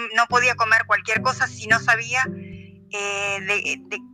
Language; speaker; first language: Spanish; native; Spanish